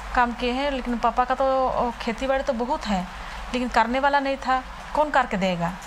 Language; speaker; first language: Hindi; non-native, local second language; Santali